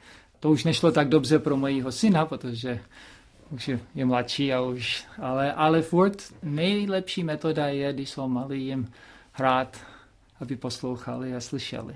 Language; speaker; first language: Czech; early bilingual, heritage; Czech